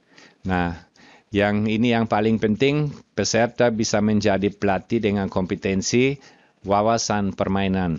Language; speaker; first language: Indonesian; non-native, fluent; German